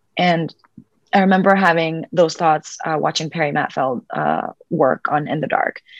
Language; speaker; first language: English; early bilingual, other home language; Spanish